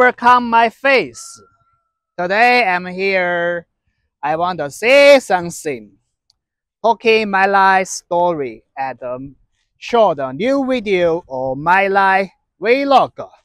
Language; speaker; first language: English; non-native, learner; Chinese